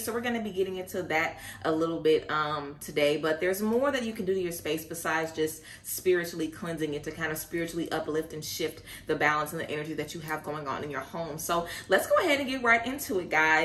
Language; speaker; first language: English; native; English